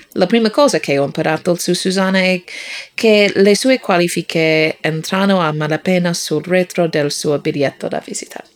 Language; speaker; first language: Italian; non-native, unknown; English